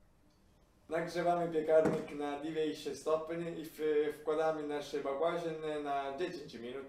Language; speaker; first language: Polish; non-native, learner; Italian